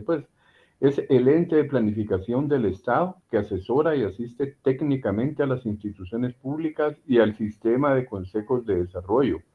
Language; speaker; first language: Spanish; native; Spanish